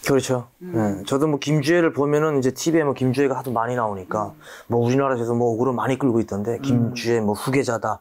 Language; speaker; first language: Korean; native; Korean